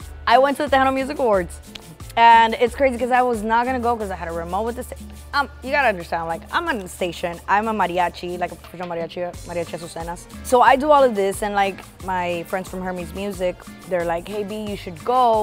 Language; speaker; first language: English; native; English